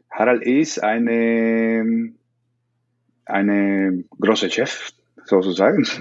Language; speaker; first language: German; non-native, learner; Spanish